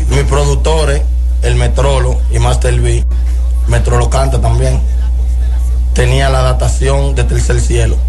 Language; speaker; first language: Spanish; native; Spanish